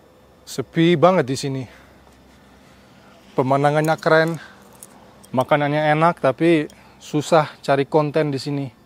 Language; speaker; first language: Indonesian; non-native, fluent; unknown